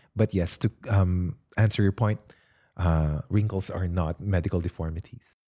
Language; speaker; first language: English; non-native, local second language; Filipino